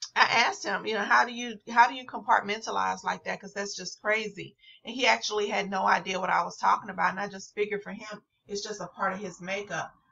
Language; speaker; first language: English; native; English